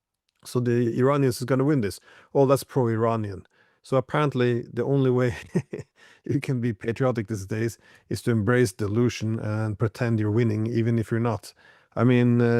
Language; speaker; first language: English; non-native, fluent; Norwegian